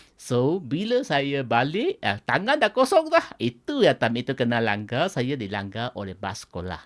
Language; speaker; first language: Malay; non-native, local second language; Chinese